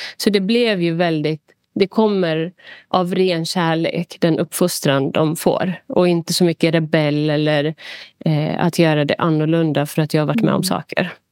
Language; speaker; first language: Swedish; early bilingual, other home language; Persian